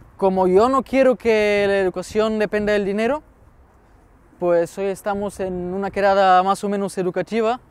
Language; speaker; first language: Spanish; non-native, fluent; Bulgarian